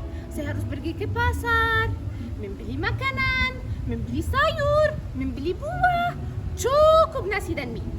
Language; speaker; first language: Indonesian; non-native, learner; Arabic